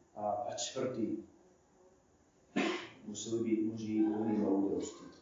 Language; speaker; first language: Czech; non-native, fluent; English